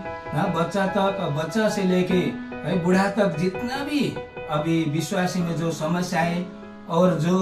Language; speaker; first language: Hindi; non-native, local second language; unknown